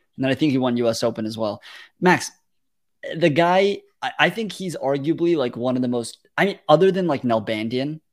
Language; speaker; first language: English; early bilingual, other home language; Russian